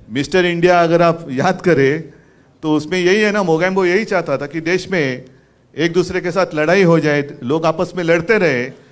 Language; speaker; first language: Hindi; non-native, local second language; Marathi